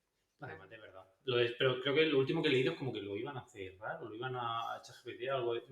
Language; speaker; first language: Spanish; native; Spanish